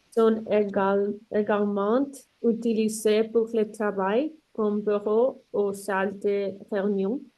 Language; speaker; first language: French; non-native, learner; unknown